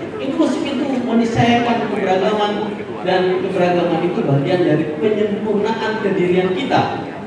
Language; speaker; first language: Indonesian; non-native, local second language; Madurese